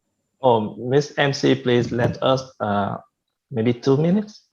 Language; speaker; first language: English; non-native, fluent; Vietnamese